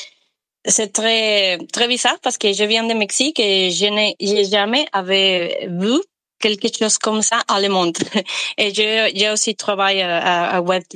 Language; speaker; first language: French; non-native, learner; Spanish